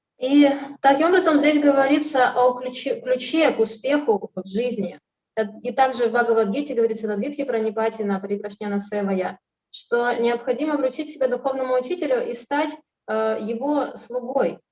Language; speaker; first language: Russian; native; Russian